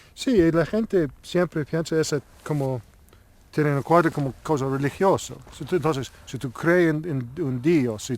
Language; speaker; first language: Spanish; non-native, learner; English